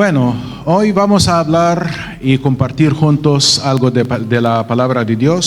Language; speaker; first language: Spanish; non-native, fluent; Arabic